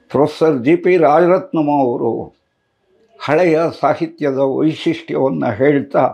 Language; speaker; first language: Kannada; non-native, local second language; Tamil